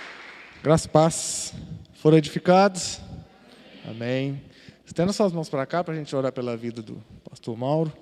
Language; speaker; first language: Portuguese; native; Portuguese